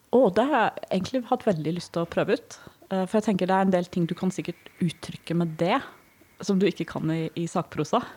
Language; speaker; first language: Norwegian; early bilingual, other home language; Danish